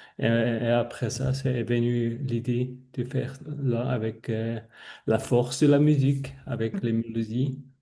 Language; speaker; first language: French; non-native, local second language; Swiss German